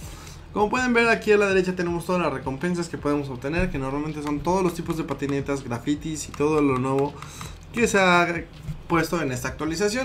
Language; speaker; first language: Spanish; native; Spanish